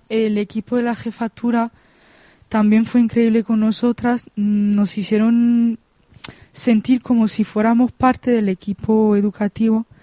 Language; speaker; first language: Spanish; non-native, fluent; French